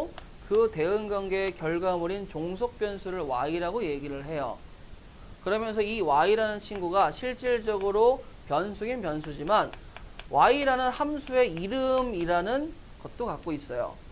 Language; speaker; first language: Korean; native; Korean